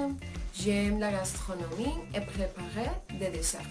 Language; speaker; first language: French; non-native, learner; Spanish